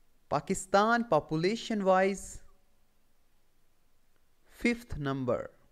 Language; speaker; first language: English; non-native, local second language; Urdu